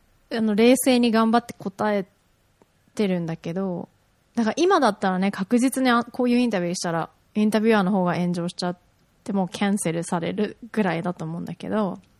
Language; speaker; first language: Japanese; early bilingual, heritage; Japanese